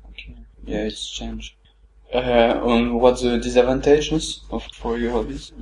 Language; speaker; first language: English; non-native, learner; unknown